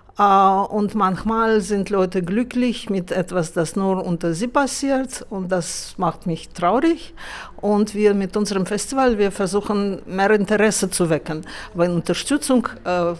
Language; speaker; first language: German; non-native, fluent; Russian